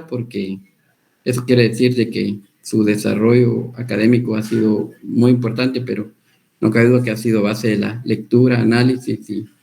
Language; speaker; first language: Spanish; native; Spanish